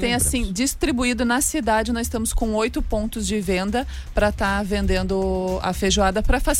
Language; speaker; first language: Portuguese; native; Portuguese